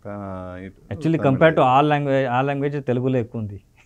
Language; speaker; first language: Telugu; non-native, learner; Kannada